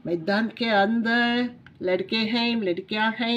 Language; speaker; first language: Hindi; non-native, local second language; Tamil